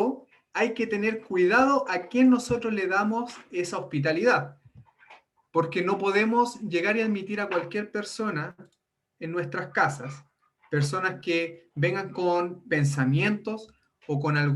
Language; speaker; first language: Spanish; native; Spanish